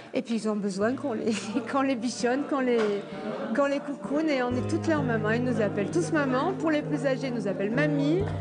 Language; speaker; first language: French; native; French